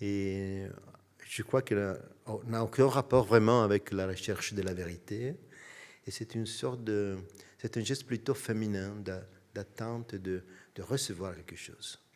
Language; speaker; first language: French; non-native, fluent; Italian